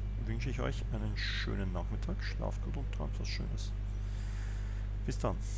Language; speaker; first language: German; native; German